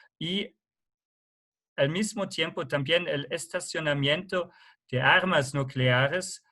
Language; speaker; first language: Spanish; non-native, fluent; German